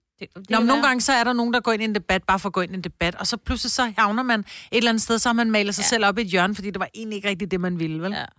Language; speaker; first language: Danish; native; Danish